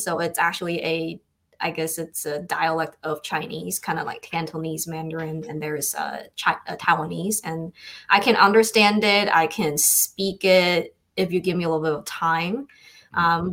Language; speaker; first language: English; non-native, fluent; Chinese